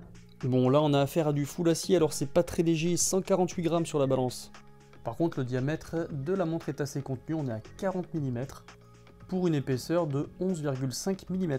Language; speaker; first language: French; native; French